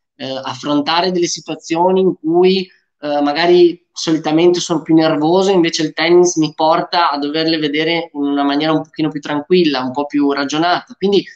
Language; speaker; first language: Italian; early bilingual, other home language; Romanian